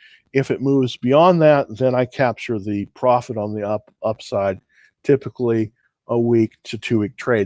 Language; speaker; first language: English; native; English